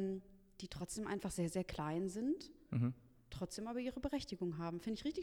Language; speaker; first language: German; native; German